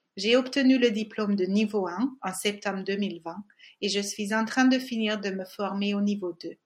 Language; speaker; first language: French; non-native, fluent; Hungarian